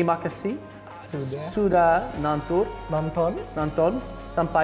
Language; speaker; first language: Indonesian; non-native, learner; English